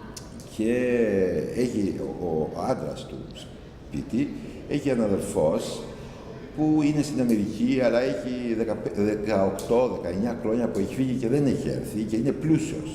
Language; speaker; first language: Greek; non-native, learner; Albanian